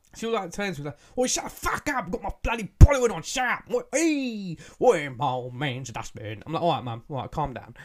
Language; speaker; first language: English; early bilingual, other home language; Hindi